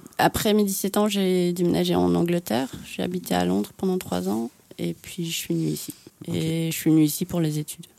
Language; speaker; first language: French; non-native, fluent; Finnish